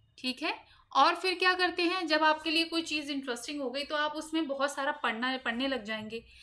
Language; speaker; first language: Hindi; native; Hindi